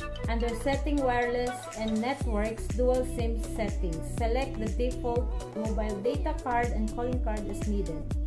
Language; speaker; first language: English; non-native, local second language; Filipino